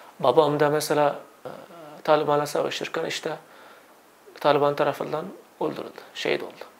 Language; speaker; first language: Turkish; non-native, fluent; Uzbek